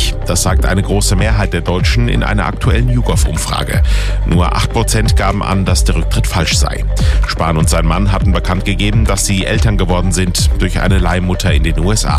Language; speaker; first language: German; native; German